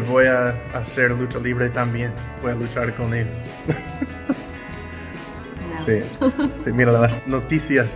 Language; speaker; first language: Spanish; non-native, learner; English